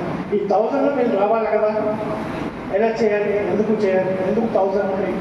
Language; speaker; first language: Telugu; non-native, fluent; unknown